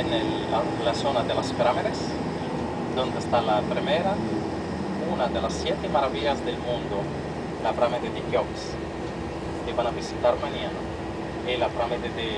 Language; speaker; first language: Spanish; non-native, fluent; Arabic